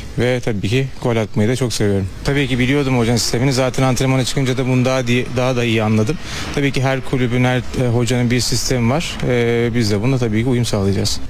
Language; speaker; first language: Turkish; early bilingual, heritage; Turkish